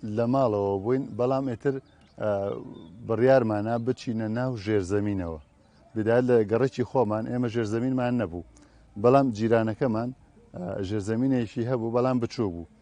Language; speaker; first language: Central Kurdish; native; Central Kurdish